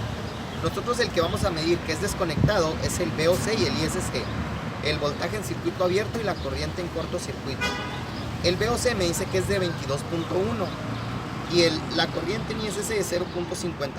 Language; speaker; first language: Spanish; native; Spanish